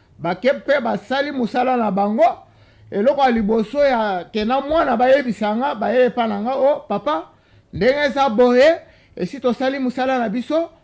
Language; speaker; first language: Lingala; non-native, local second language; Luba-Lulua